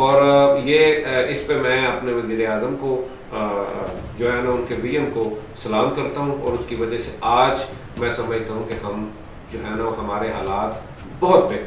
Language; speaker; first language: Urdu; native; Urdu